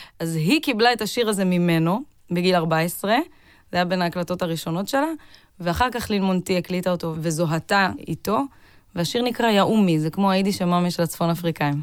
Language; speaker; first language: Hebrew; native; Hebrew